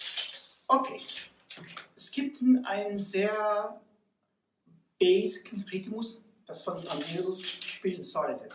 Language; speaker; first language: German; non-native, learner; Portuguese